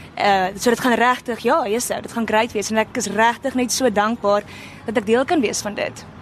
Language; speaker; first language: Afrikaans; non-native, local second language; English